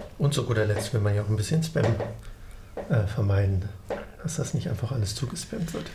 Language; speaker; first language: German; native; German